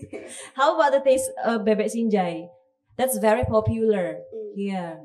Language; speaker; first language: English; non-native, fluent; Indonesian